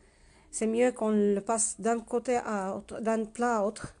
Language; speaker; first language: French; non-native, learner; Spanish